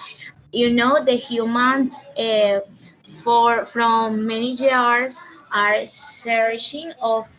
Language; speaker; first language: English; non-native, learner; Spanish